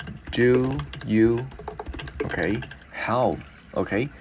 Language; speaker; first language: English; non-native, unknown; Vietnamese